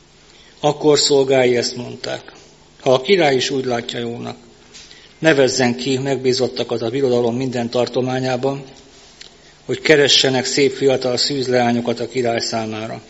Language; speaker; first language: Hungarian; native; Hungarian